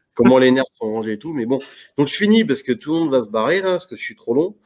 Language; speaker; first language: French; native; French